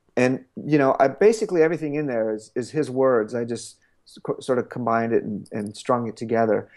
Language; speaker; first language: English; native; English